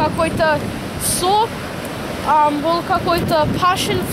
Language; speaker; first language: Russian; early bilingual, heritage; Russian